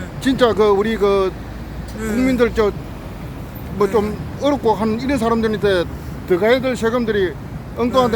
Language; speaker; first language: Korean; native; Korean